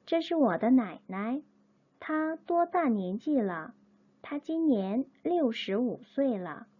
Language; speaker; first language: Chinese; non-native, fluent; Korean